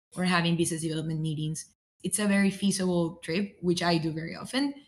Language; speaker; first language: English; non-native, fluent; Spanish